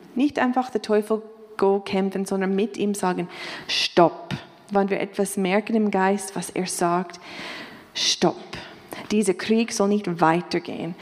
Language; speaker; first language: German; non-native, fluent; English